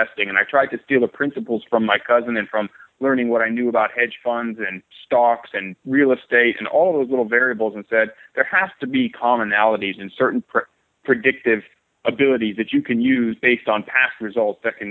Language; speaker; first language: English; native; English